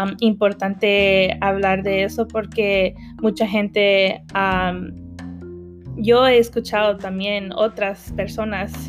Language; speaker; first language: Spanish; early bilingual, heritage; Spanish